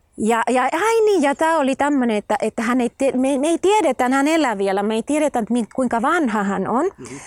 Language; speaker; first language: Finnish; non-native, fluent; Spanish